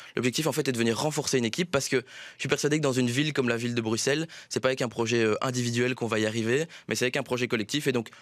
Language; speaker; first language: French; native; French